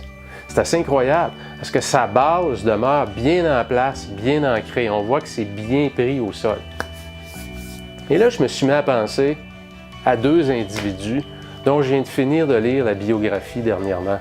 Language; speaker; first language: French; native; French